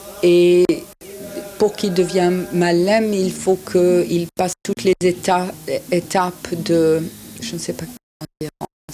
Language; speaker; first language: French; non-native, fluent; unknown